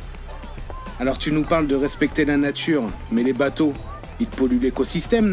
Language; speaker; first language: French; native; French